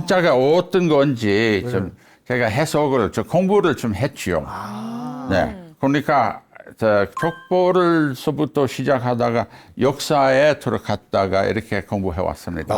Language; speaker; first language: Korean; non-native, fluent; English